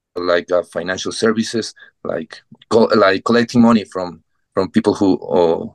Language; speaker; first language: English; non-native, fluent; Spanish